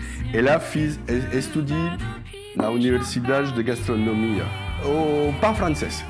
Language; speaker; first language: Portuguese; non-native, learner; French